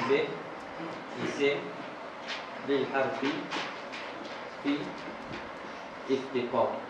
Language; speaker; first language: Arabic; non-native, fluent; Malay